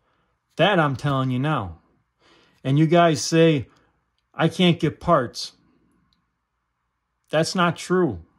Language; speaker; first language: English; native; English